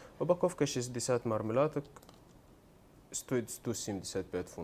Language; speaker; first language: Russian; non-native, learner; Arabic